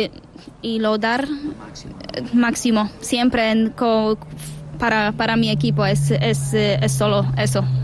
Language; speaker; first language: Spanish; non-native, learner; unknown